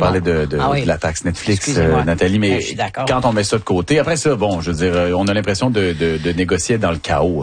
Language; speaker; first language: French; native; French